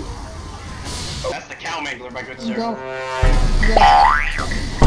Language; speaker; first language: English; native; English